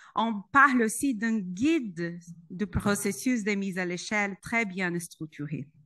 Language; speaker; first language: French; non-native, fluent; Portuguese